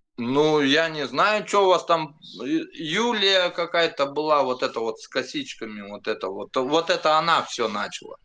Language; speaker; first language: Russian; native; Russian